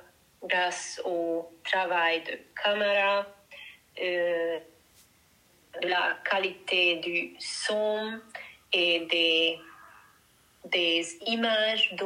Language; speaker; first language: French; non-native, learner; Hungarian